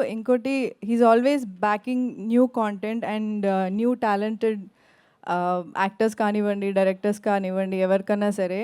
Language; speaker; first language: Telugu; native; Telugu